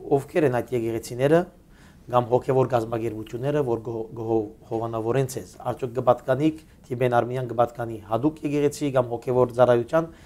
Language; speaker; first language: Armenian; early bilingual, heritage; Armenian